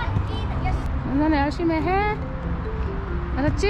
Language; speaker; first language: Korean; native; Korean